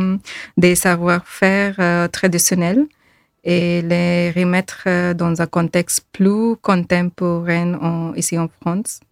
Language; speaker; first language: French; non-native, learner; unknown